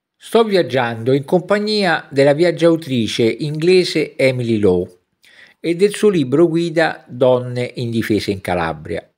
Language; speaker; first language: Italian; native; Italian